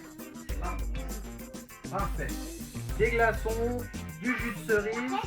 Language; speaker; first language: French; native; French